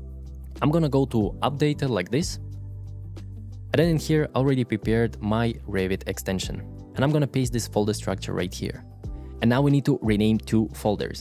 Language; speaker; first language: English; non-native, fluent; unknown